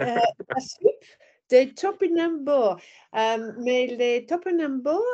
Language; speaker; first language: French; non-native, learner; English